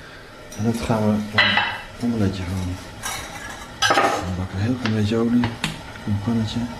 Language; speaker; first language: Dutch; native; Dutch